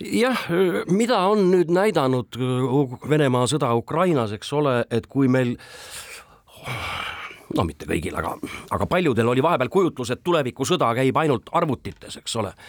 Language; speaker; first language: Estonian; native; Estonian